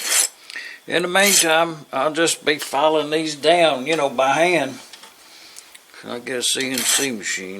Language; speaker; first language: English; native; English